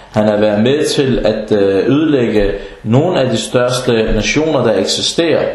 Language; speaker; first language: Danish; early bilingual, other home language; Arabic